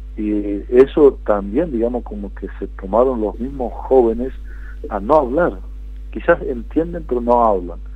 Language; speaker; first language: Spanish; non-native, local second language; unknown